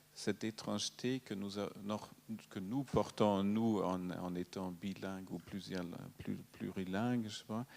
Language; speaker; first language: French; non-native, fluent; German